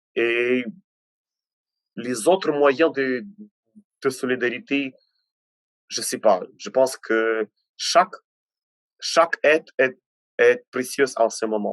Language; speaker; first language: French; non-native, fluent; Ukrainian